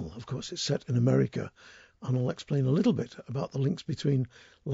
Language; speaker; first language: English; native; English